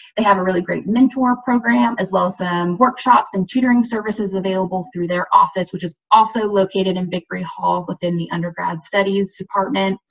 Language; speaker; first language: English; native; English